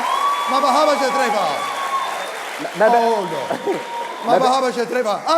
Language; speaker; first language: Arabic; non-native, learner; English